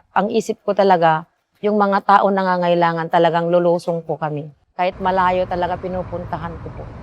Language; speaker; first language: Filipino; non-native, local second language; Iloko